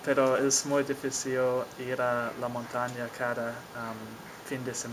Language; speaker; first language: Spanish; non-native, learner; English